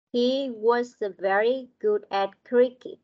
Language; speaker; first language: English; non-native, learner; Vietnamese